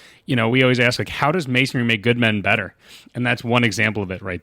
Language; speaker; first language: English; native; English